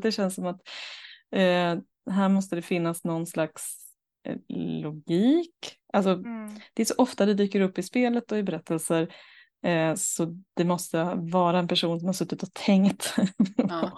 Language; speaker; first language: Swedish; native; Swedish